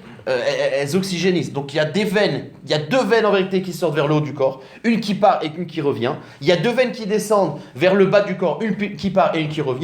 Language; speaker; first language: French; native; French